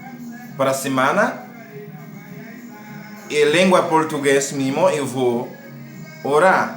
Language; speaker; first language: Portuguese; non-native, learner; Haitian Creole